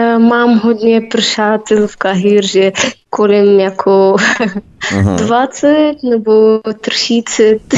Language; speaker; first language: Czech; non-native, learner; Arabic